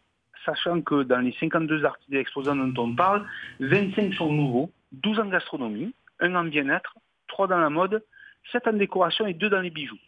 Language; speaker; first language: French; native; French